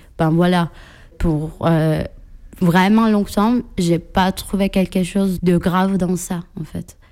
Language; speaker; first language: French; non-native, fluent; Turkish